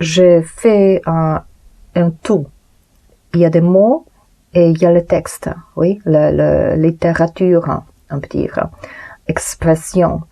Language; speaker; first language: French; non-native, fluent; Polish